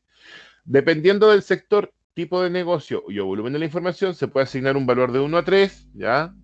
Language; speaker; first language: Spanish; native; Spanish